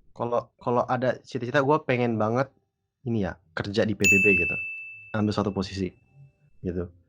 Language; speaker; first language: Indonesian; early bilingual, other home language; English